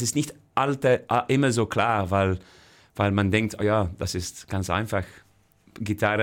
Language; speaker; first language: German; non-native, fluent; Dutch